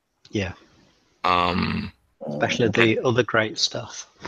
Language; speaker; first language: English; native; English